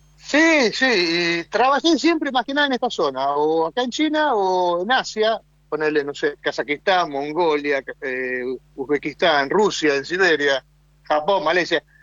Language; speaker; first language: Spanish; native; Spanish